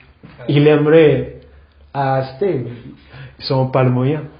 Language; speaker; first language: French; non-native, fluent; Indonesian